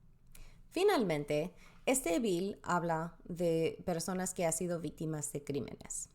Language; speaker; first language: Spanish; early bilingual, heritage; Spanish